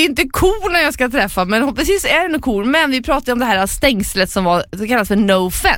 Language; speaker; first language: Swedish; native; Swedish